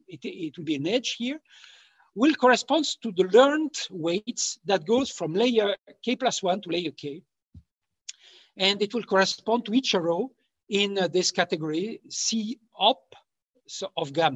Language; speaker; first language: English; non-native, fluent; French